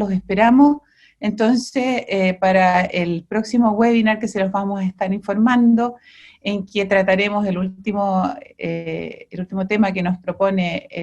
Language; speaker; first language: Spanish; native; Spanish